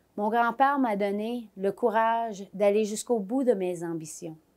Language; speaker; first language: French; native; French